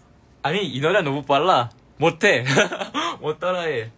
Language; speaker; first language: Korean; non-native, learner; Thai